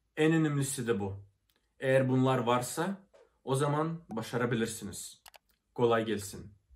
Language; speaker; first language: Turkish; non-native, fluent; Russian